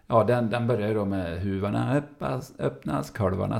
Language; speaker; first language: Swedish; native; Swedish